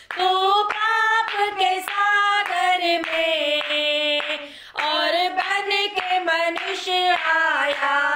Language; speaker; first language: Hindi; non-native, local second language; Gujarati